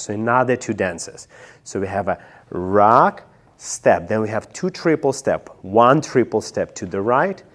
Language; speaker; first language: English; non-native, fluent; Russian